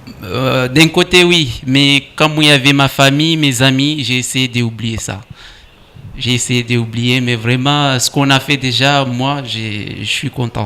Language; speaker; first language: French; non-native, local second language; Comorian